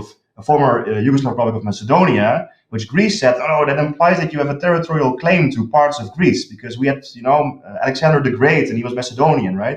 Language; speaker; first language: English; non-native, fluent; Dutch